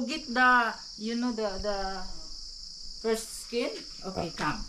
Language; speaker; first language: English; non-native, learner; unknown